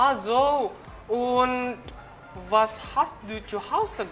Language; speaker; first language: German; non-native, learner; Indonesian